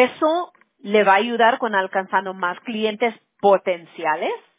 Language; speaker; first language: Spanish; early bilingual, heritage; Spanish